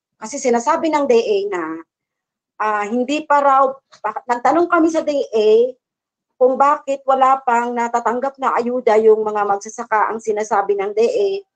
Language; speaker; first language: Filipino; non-native, local second language; Bikol